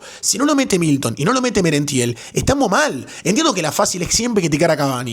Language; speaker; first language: Spanish; native; Spanish